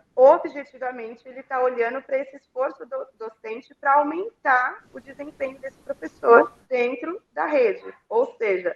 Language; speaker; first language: Portuguese; native; Portuguese